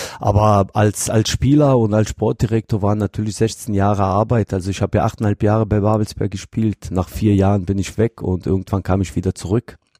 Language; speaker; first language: German; non-native, fluent; Bosnian